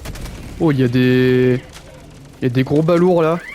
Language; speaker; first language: French; native; French